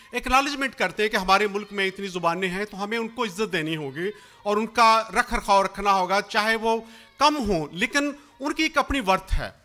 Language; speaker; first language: Urdu; non-native, local second language; Punjabi